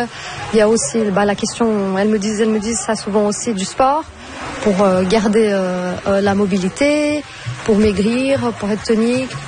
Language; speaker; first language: French; non-native, fluent; Portuguese